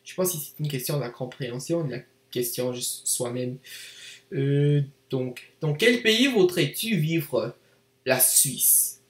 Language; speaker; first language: French; non-native, learner; English